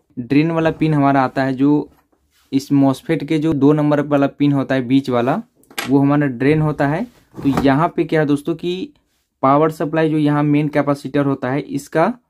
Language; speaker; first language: Hindi; native; Hindi